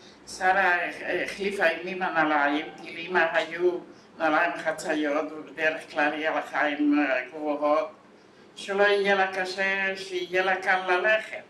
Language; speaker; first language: Hebrew; non-native, fluent; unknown